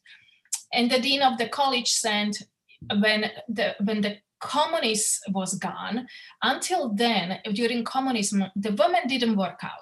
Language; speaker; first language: English; non-native, fluent; Slovak